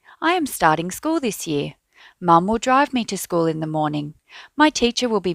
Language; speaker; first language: English; native; English